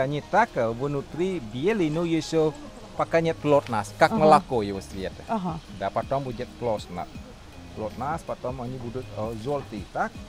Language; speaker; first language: Russian; non-native, learner; Indonesian